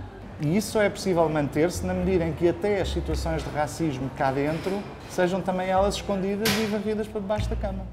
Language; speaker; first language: Portuguese; native; Portuguese